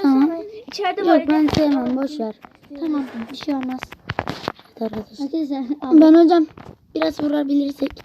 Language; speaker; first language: Turkish; native; Turkish